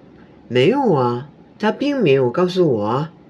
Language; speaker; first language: Chinese; non-native, fluent; Indonesian